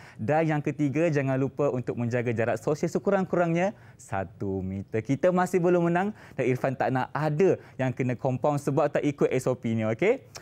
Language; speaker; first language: Malay; native; Malay